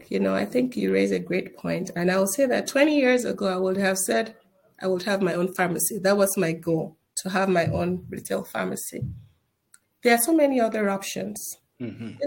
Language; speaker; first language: English; non-native, local second language; Yoruba